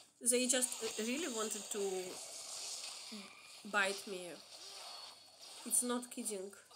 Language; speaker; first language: English; non-native, learner; Russian